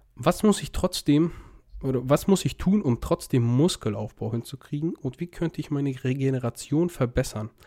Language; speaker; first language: German; early bilingual, other home language; Russian